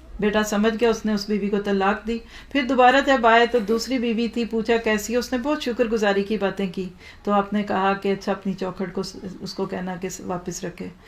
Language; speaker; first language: Urdu; native; Urdu